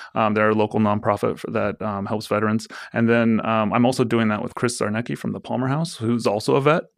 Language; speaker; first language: English; native; English